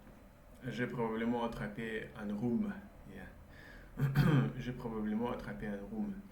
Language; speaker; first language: French; non-native, learner; Russian